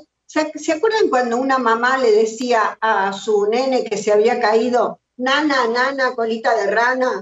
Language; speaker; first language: Spanish; native; Spanish